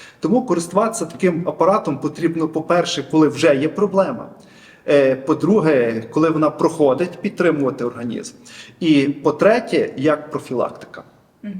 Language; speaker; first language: Ukrainian; native; Ukrainian